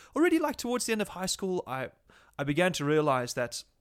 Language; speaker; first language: English; native; English